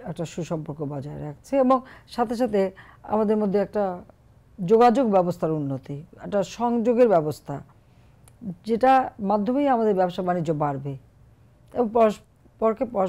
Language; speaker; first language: Bangla; native; Bangla